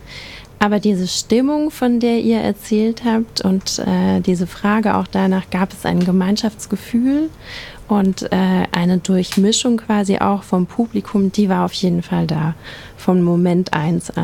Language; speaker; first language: German; native; German